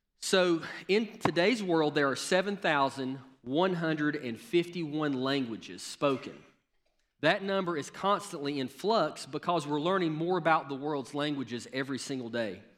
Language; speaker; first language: English; native; English